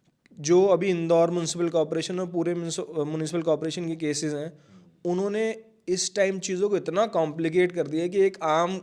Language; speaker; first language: Hindi; native; Hindi